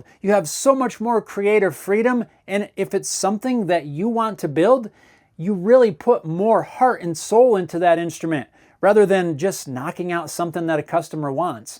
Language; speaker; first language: English; native; English